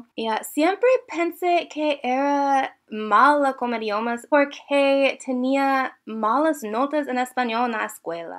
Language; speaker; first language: Spanish; non-native, learner; English